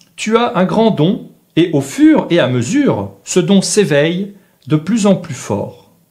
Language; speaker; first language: French; native; French